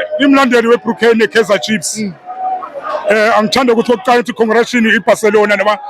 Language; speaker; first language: Zulu; non-native, local second language; Swati